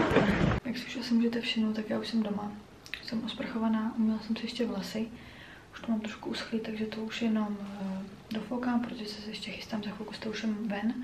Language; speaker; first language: Czech; native; Czech